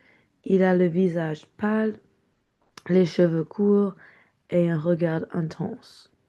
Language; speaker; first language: French; non-native, learner; English